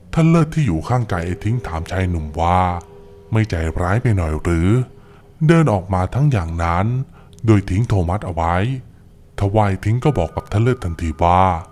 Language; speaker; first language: Thai; native; Thai